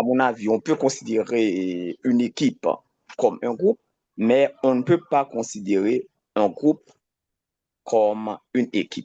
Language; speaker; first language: French; non-native, local second language; Haitian Creole